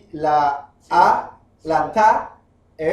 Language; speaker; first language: Spanish; non-native, fluent; Haitian Creole